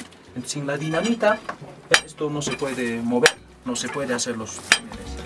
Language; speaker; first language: Spanish; non-native, local second language; Quechua